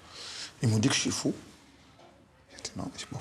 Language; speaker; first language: French; non-native, local second language; Fula